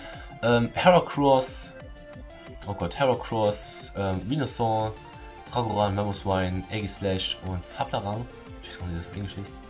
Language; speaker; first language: German; native; German